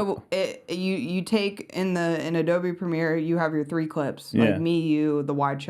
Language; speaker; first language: English; native; English